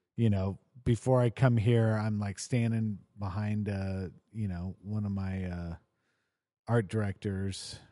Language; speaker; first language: English; native; English